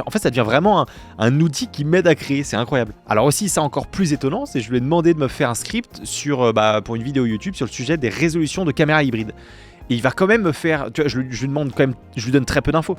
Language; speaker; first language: French; native; French